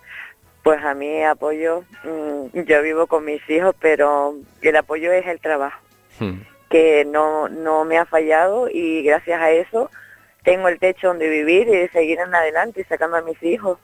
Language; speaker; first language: Spanish; native; Spanish